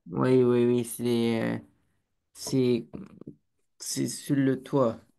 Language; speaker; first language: French; non-native, learner; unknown